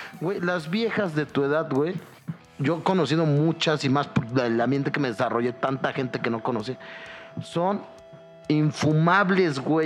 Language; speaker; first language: Spanish; native; Spanish